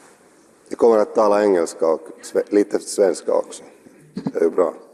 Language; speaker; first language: Swedish; non-native, local second language; Finnish